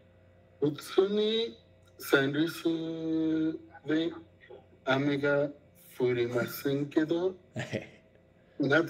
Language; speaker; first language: Japanese; non-native, learner; Spanish